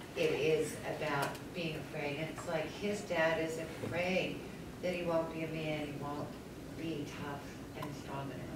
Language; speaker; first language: English; native; English